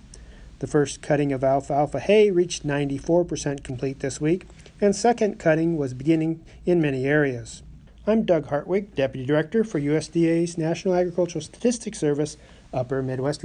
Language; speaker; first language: English; native; English